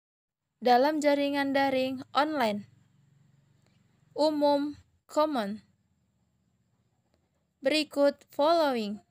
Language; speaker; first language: Indonesian; native; Indonesian